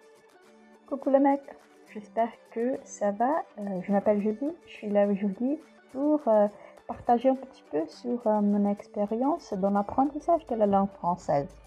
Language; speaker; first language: French; non-native, fluent; Portuguese